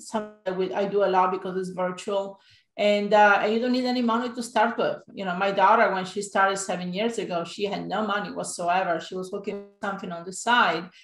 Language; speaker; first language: English; non-native, fluent; Italian